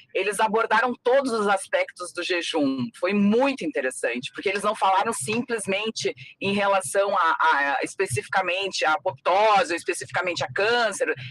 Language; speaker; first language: Portuguese; native; Portuguese